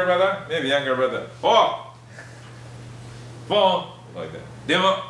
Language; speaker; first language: English; non-native, fluent; Japanese